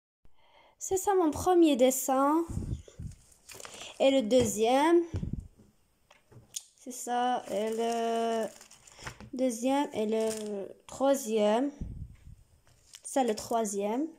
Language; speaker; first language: French; non-native, learner; Arabic